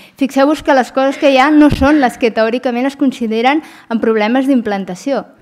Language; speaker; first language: Catalan; native; Catalan